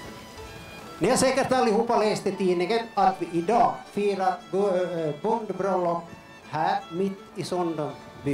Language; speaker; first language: Swedish; native; Swedish